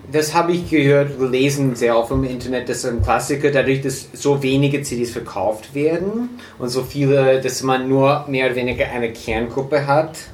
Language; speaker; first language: German; native; German